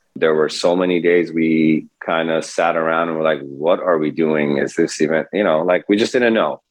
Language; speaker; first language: English; early bilingual, other home language; Persian